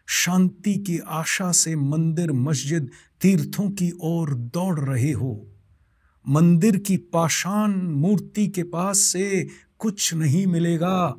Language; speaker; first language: Hindi; non-native, local second language; Bangla